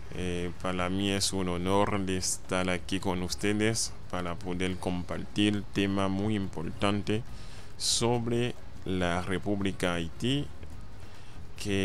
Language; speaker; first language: Spanish; non-native, fluent; Haitian Creole